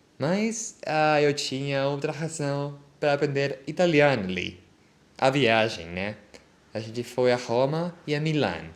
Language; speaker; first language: Portuguese; non-native, fluent; Spanish